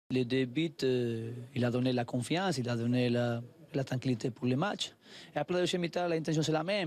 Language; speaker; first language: French; non-native, learner; Spanish